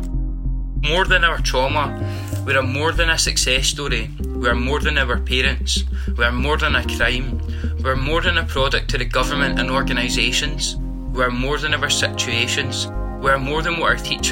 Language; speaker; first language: English; native; English